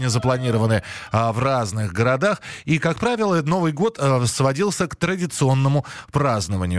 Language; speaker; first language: Russian; native; Russian